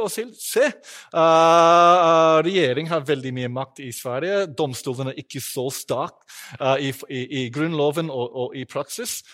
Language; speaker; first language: Norwegian; non-native, fluent; English